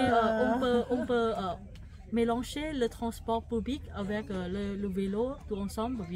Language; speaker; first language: French; non-native, fluent; Thai